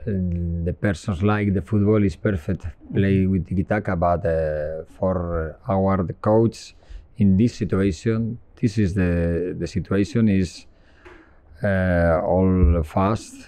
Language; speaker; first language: English; non-native, learner; Spanish